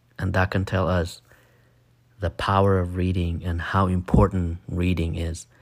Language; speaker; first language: English; non-native, fluent; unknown